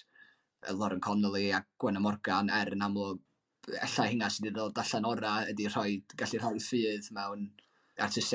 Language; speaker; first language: Welsh; native; Welsh